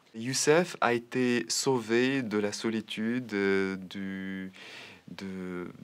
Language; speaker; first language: French; non-native, local second language; Arabic